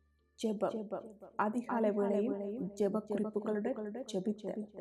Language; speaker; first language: Tamil; native; Tamil